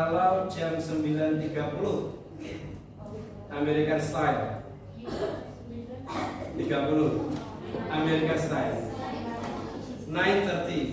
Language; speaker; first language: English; non-native, learner; Indonesian